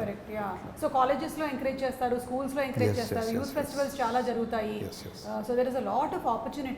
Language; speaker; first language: Telugu; native; Telugu